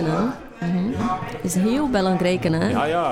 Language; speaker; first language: Dutch; non-native, learner; Portuguese